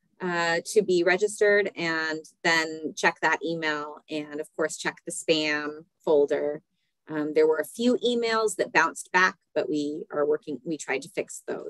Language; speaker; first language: English; native; English